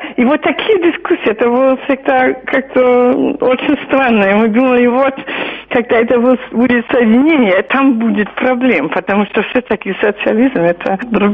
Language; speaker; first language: Russian; non-native, fluent; German